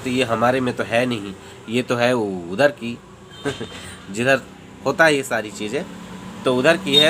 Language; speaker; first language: Hindi; native; Hindi